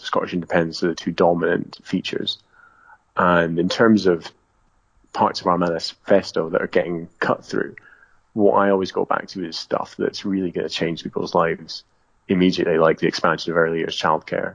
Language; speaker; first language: English; native; English